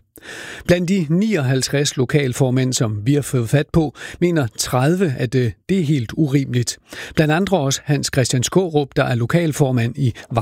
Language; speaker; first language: Danish; native; Danish